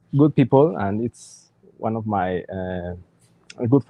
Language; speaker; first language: English; non-native, learner; Spanish